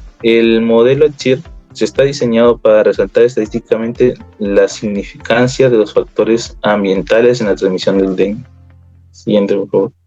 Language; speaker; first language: Spanish; native; Spanish